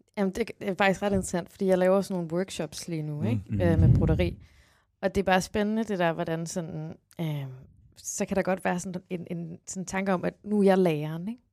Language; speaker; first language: Danish; native; Danish